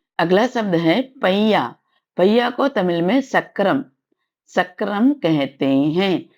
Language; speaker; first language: Hindi; non-native, local second language; Tamil